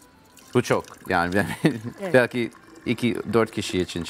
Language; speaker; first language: Turkish; non-native, learner; English